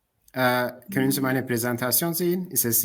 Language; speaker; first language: German; non-native, fluent; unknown